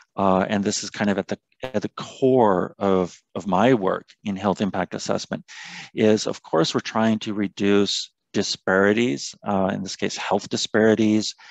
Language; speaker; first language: English; native; English